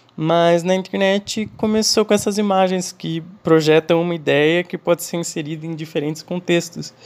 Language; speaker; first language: Portuguese; non-native, fluent; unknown